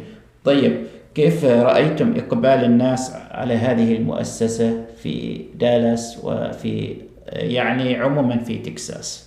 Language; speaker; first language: Arabic; native; Arabic